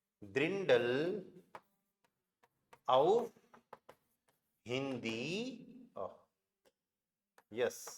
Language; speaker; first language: German; non-native, fluent; Hindi